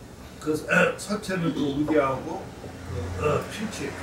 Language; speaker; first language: Korean; native; Korean